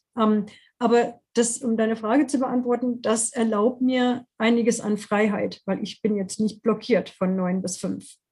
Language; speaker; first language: German; non-native, fluent; English